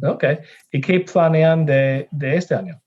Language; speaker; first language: Spanish; non-native, fluent; English